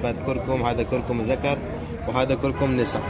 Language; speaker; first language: Arabic; non-native, learner; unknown